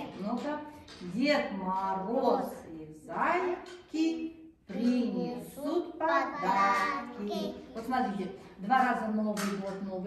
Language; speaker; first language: Russian; non-native, local second language; Kazakh